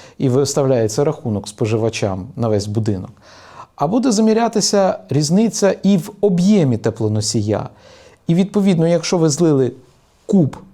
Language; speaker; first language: Ukrainian; native; Ukrainian